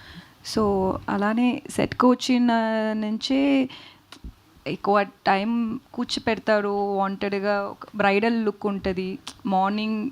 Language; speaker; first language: Telugu; non-native, learner; Tamil